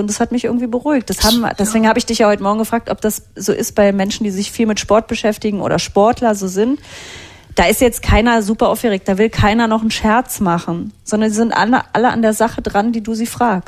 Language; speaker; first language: German; native; German